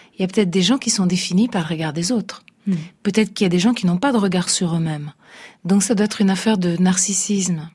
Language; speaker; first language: French; early bilingual, other home language; Italian